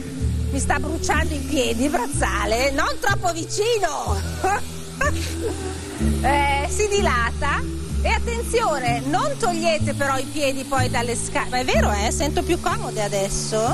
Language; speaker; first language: Italian; native; Italian